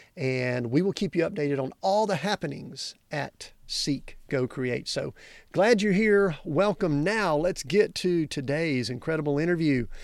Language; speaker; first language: English; native; English